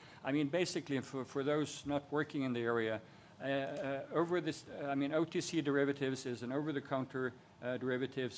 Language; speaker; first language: English; non-native, fluent; Norwegian